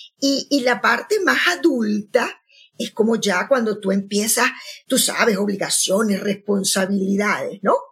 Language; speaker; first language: Spanish; native; Spanish